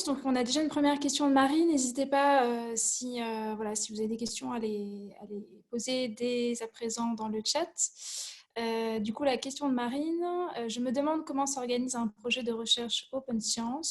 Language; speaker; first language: French; native; French